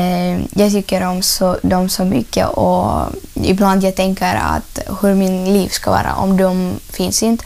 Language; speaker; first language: Swedish; non-native, learner; Russian